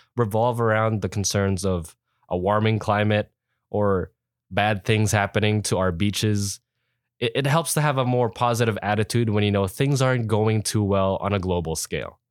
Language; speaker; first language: English; early bilingual, other home language; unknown